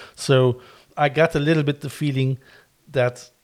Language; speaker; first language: English; non-native, fluent; German